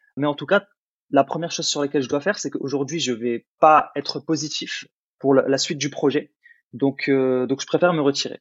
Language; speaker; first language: French; early bilingual, other home language; Arabic